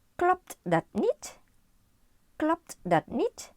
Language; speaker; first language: Dutch; non-native, learner; Thai